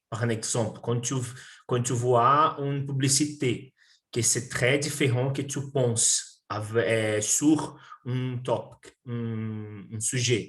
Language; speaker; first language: French; non-native, learner; Portuguese